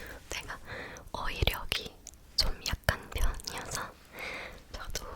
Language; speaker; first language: Korean; non-native, fluent; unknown